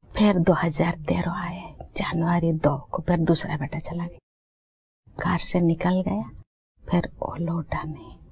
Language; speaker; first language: Hindi; non-native, local second language; Santali